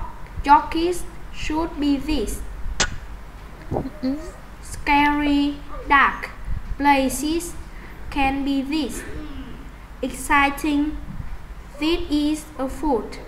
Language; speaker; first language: English; non-native, learner; Vietnamese